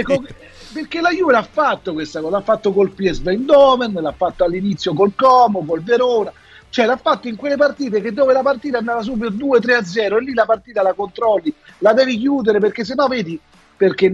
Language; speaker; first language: Italian; native; Italian